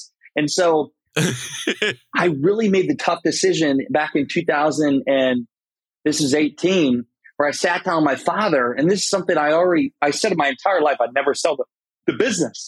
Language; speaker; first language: English; native; English